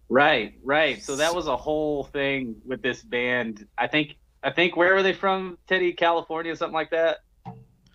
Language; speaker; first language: English; native; English